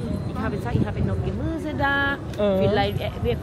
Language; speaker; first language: German; non-native, learner; Turkish